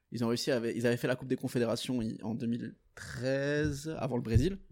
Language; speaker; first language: French; non-native, fluent; Portuguese